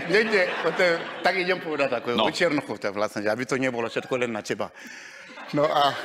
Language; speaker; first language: Slovak; non-native, fluent; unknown